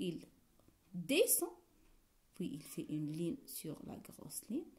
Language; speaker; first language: French; non-native, local second language; Arabic